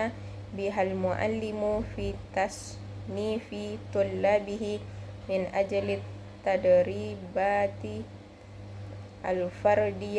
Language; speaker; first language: Arabic; non-native, learner; Indonesian